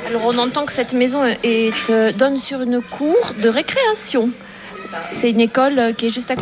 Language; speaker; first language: French; native; French